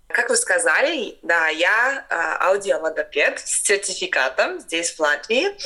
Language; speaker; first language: Russian; non-native, local second language; Latvian